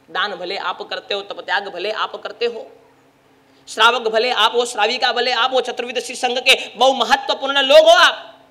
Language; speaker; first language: Hindi; non-native, local second language; Gujarati